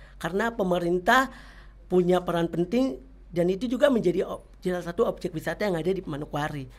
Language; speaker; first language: Indonesian; native; Indonesian